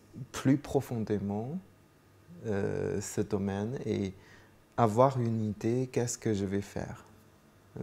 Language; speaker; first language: French; non-native, fluent; Chinese